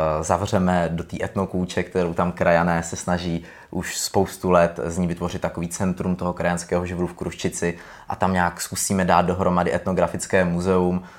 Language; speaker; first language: Czech; native; Czech